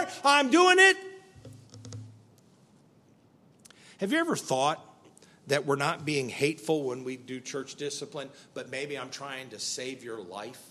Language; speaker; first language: English; native; English